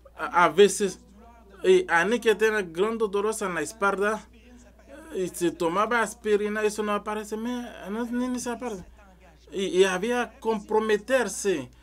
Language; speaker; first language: Spanish; non-native, learner; French